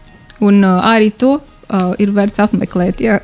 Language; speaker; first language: Latvian; non-native, learner; Romanian